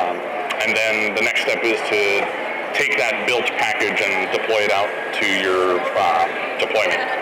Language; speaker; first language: English; native; English